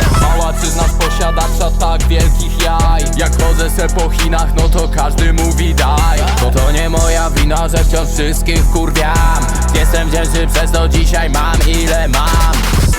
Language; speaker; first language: Polish; native; Polish